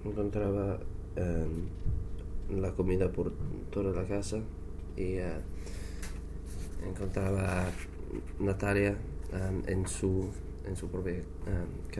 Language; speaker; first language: Spanish; non-native, learner; English